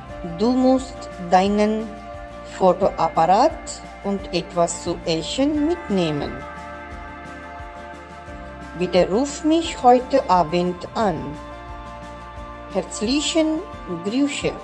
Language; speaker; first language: German; non-native, learner; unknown